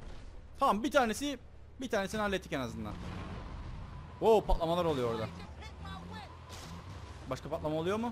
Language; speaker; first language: Turkish; native; Turkish